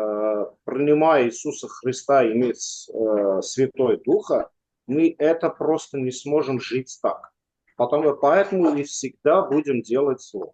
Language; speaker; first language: Russian; non-native, local second language; Armenian